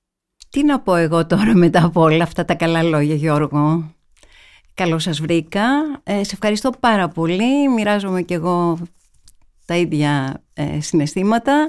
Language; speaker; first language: Greek; native; Greek